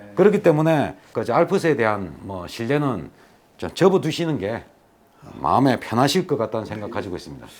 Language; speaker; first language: Korean; native; Korean